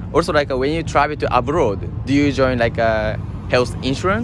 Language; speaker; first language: English; non-native, learner; Japanese